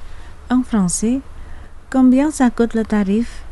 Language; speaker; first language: French; non-native, fluent; Indonesian